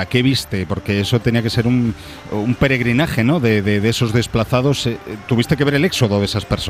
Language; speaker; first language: Spanish; native; Spanish